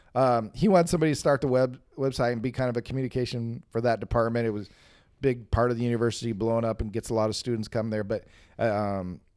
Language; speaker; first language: English; native; English